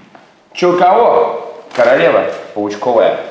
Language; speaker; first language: Russian; native; Russian